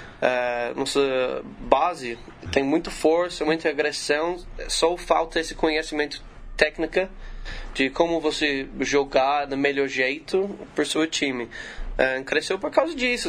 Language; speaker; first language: Portuguese; non-native, learner; English